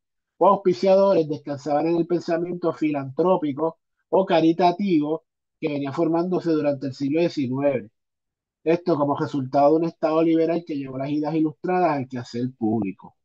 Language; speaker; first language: Spanish; native; Spanish